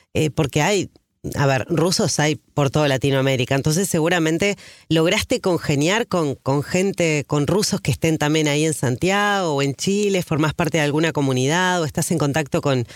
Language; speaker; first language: Spanish; native; Spanish